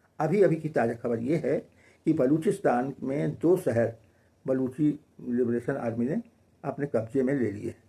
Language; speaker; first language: Hindi; native; Hindi